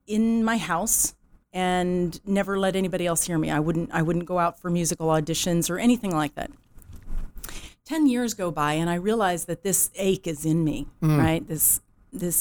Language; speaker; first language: English; native; English